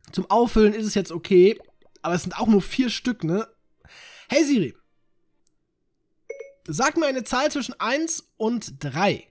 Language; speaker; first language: German; native; German